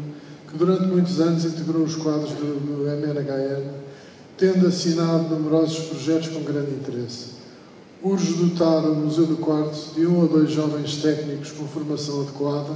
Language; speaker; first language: Portuguese; native; Portuguese